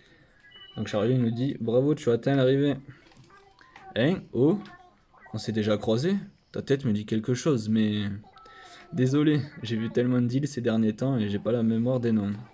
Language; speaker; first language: French; native; French